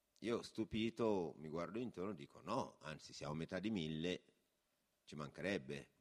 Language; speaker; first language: Italian; non-native, fluent; Wolof